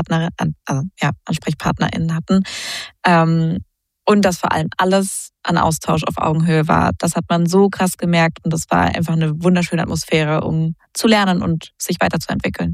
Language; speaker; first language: German; native; German